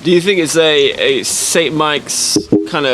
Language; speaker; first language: English; native; English